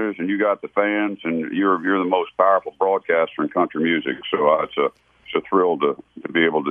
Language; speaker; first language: English; native; English